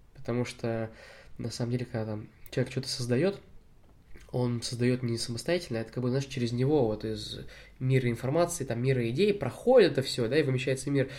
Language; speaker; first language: Russian; native; Russian